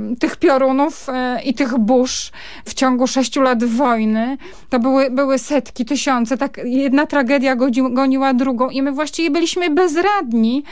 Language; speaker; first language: Polish; native; Polish